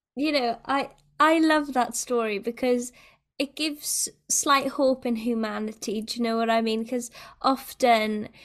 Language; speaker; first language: English; native; English